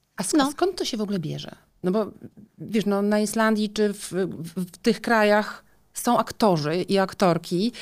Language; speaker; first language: Polish; native; Polish